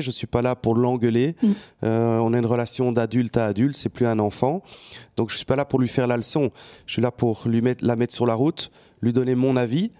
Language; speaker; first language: French; native; French